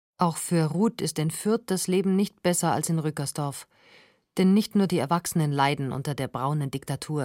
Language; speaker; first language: German; native; German